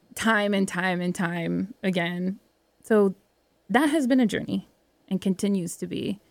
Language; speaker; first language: English; native; English